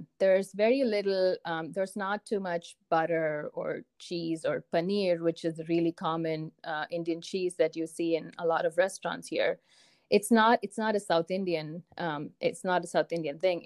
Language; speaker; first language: English; non-native, local second language; Tamil